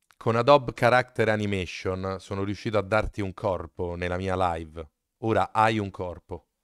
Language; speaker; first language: Italian; native; Italian